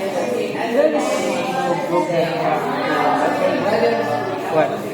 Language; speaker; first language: English; non-native, learner; Indonesian